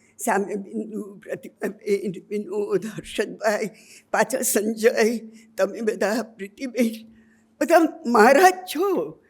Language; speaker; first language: Gujarati; native; Gujarati